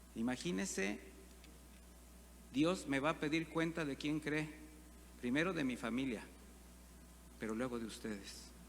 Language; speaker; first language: Spanish; native; Spanish